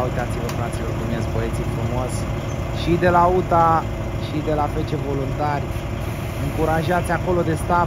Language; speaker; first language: Romanian; native; Romanian